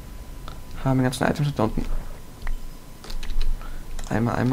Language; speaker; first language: German; native; German